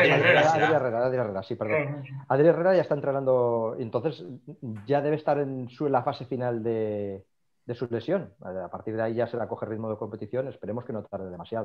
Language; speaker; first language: Spanish; native; Spanish